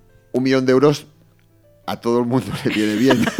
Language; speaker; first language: Spanish; native; Spanish